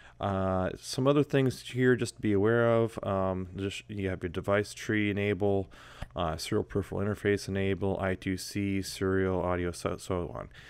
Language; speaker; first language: English; native; English